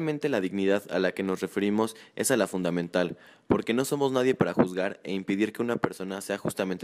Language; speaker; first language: Spanish; native; Spanish